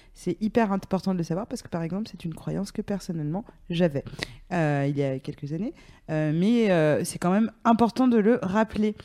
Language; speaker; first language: French; native; French